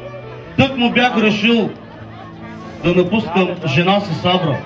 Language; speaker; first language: Bulgarian; non-native, local second language; Romany